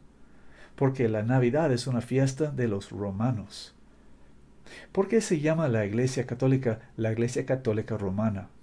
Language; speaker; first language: Spanish; non-native, fluent; English